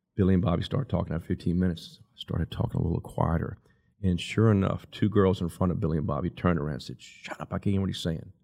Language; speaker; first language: English; native; English